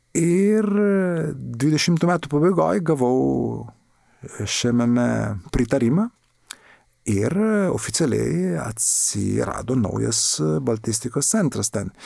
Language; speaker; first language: Lithuanian; non-native, fluent; Italian